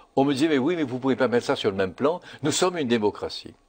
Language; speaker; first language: French; native; French